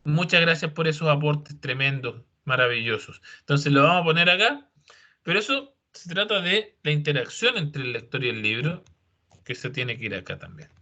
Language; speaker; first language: Spanish; native; Spanish